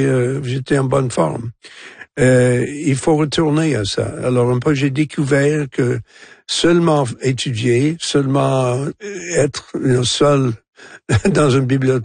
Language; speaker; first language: French; non-native, local second language; English